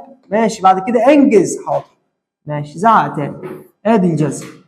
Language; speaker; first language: Arabic; native; Arabic